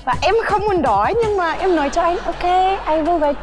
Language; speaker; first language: Vietnamese; non-native, learner; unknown